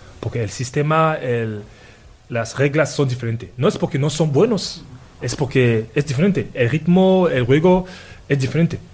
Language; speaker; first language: Spanish; non-native, fluent; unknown